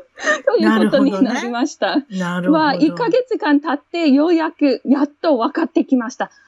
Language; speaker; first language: Japanese; non-native, fluent; English